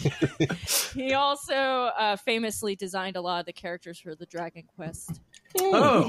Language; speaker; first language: English; native; English